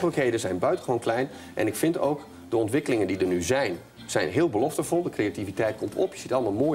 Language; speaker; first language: Dutch; native; Dutch